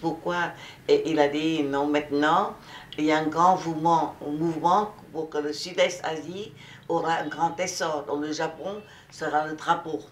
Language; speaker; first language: French; non-native, local second language; Vietnamese